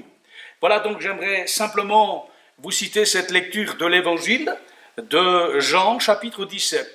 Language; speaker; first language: French; native; French